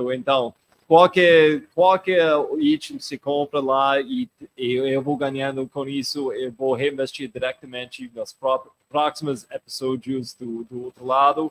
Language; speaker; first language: Portuguese; non-native, fluent; English